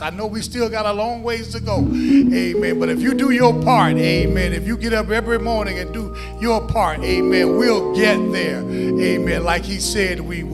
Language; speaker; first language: English; native; English